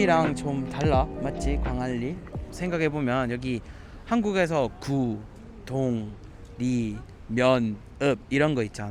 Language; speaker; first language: Korean; non-native, fluent; English